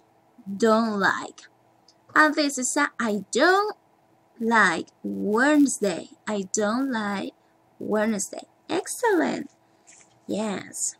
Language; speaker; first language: English; non-native, learner; Spanish